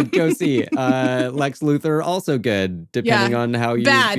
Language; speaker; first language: English; native; English